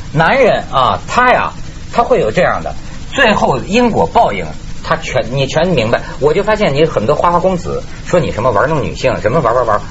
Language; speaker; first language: Chinese; native; Chinese